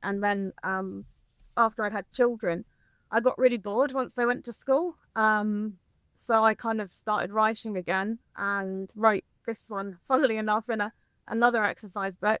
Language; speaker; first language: English; native; English